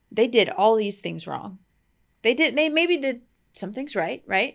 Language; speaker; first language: English; native; English